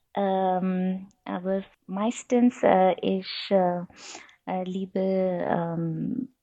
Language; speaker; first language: German; non-native, fluent; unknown